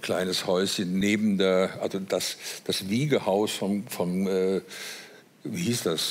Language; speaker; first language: German; native; German